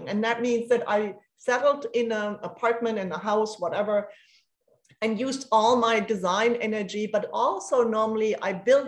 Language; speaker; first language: English; non-native, fluent; German